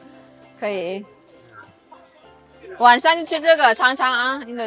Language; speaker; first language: Chinese; non-native, fluent; Indonesian